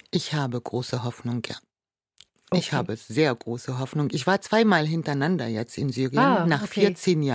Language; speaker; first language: German; non-native, fluent; Arabic